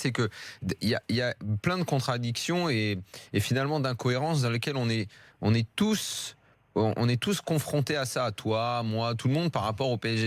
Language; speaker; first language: French; native; French